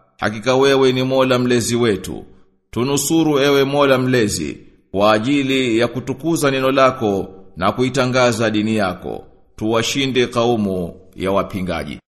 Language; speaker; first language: Swahili; native; Swahili